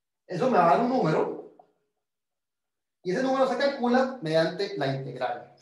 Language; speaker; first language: Spanish; native; Spanish